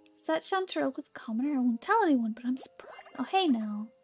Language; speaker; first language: English; native; English